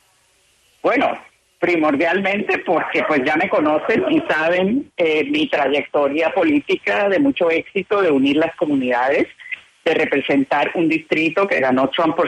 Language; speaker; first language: Spanish; native; Spanish